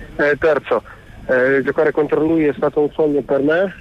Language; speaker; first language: Italian; non-native, fluent; Croatian